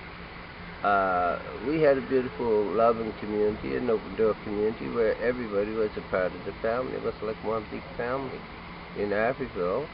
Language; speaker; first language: English; native; English